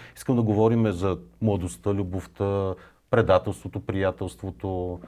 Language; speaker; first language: Bulgarian; native; Bulgarian